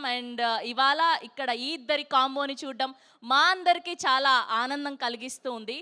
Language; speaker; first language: Telugu; native; Telugu